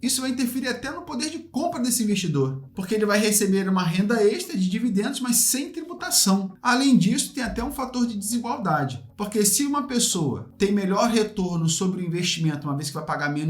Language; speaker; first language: Portuguese; native; Portuguese